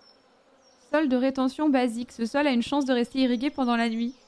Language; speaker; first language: French; native; French